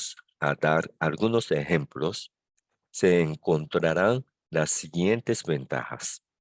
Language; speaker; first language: Spanish; non-native, fluent; Japanese